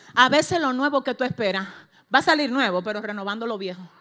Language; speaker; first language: Spanish; native; Spanish